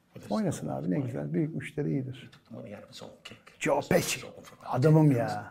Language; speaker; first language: Turkish; native; Turkish